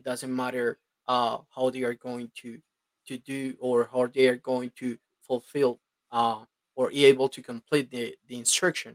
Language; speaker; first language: English; non-native, fluent; Spanish